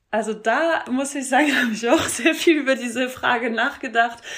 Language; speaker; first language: German; non-native, fluent; French